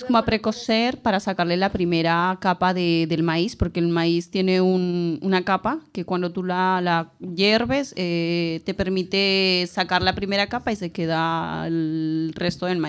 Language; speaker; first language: Spanish; native; Spanish